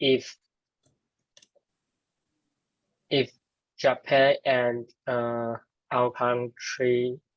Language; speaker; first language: English; non-native, learner; Chinese